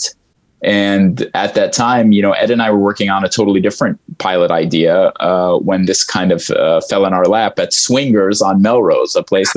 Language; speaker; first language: English; early bilingual, other home language; Arabic